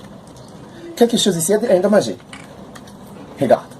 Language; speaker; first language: French; non-native, learner; Portuguese